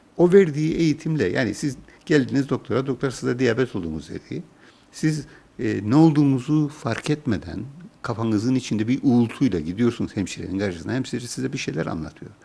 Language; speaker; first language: Turkish; native; Turkish